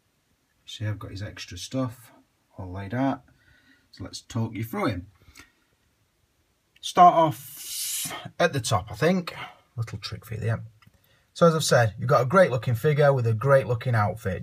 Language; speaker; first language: English; native; English